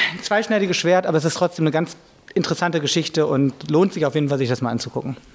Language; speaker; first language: German; native; German